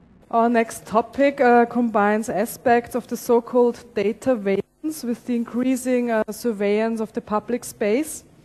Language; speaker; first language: English; non-native, fluent; German